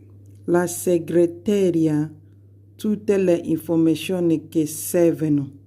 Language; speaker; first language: Italian; non-native, learner; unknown